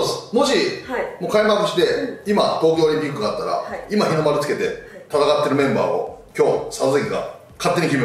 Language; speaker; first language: Japanese; native; Japanese